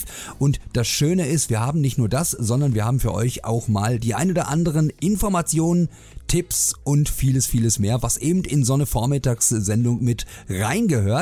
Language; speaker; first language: German; native; German